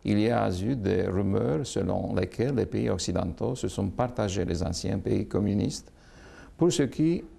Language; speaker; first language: French; non-native, fluent; Romanian